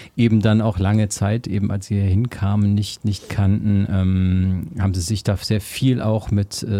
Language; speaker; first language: German; native; German